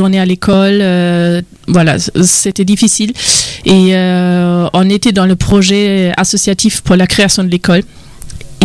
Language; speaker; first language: French; non-native, fluent; German